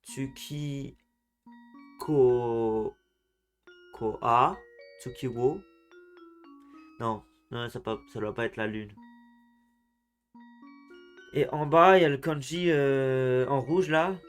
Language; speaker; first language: French; native; French